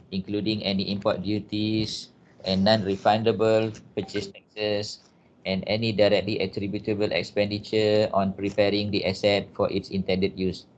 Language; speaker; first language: English; non-native, local second language; Malay